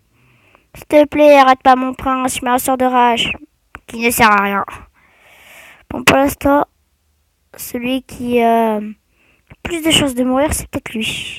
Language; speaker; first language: French; native; French